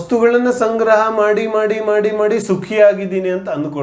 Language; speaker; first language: Kannada; non-native, local second language; Hindi